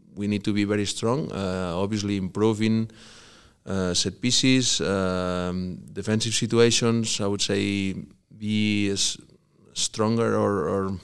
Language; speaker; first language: English; non-native, fluent; Spanish